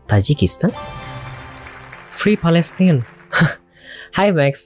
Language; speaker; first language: English; non-native, learner; Indonesian